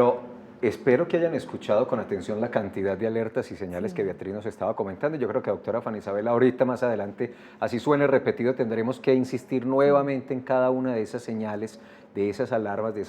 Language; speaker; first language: Spanish; native; Spanish